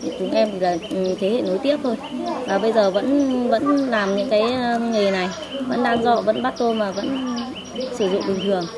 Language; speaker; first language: Vietnamese; non-native, local second language; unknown